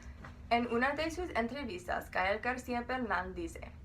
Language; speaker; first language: Spanish; non-native, learner; English